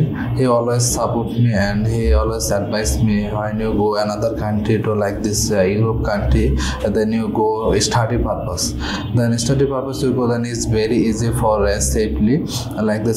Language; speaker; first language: English; non-native, learner; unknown